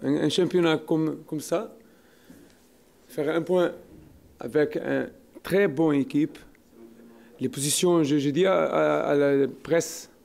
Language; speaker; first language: French; non-native, learner; Portuguese